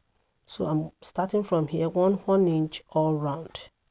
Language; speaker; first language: English; non-native, local second language; Yoruba